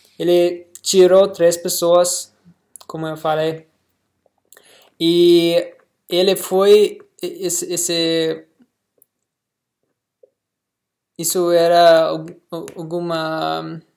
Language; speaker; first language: Portuguese; non-native, learner; English